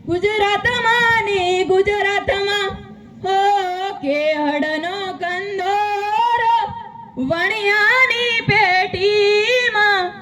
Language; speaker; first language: Gujarati; non-native, local second language; Bhili